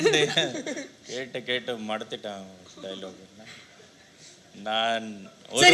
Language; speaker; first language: Tamil; non-native, local second language; Malayalam